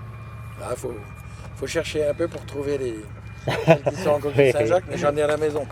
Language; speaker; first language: French; native; French